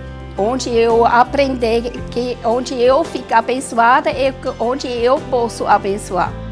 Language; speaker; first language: Portuguese; non-native, learner; German